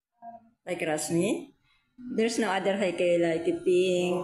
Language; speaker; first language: English; non-native, learner; Filipino